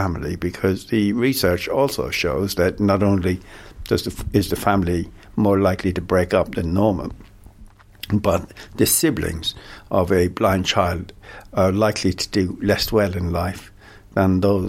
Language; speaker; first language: English; native; English